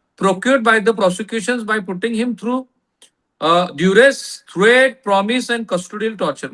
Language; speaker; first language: English; non-native, local second language; Marathi